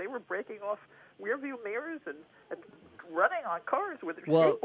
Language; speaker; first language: English; native; English